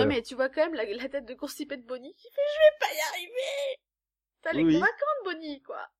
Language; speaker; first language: French; native; French